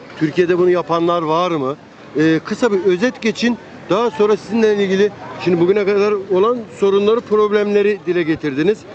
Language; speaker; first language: Turkish; native; Turkish